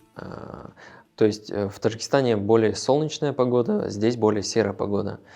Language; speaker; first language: Russian; non-native, local second language; Tajik